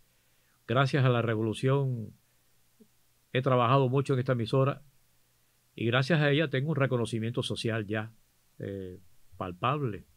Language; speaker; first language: Spanish; native; Spanish